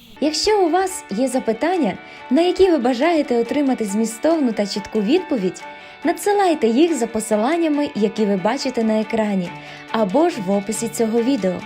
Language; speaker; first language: Ukrainian; native; Ukrainian